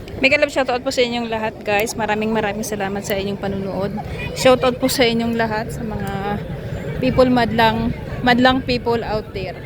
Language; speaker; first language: Filipino; non-native, local second language; Iloko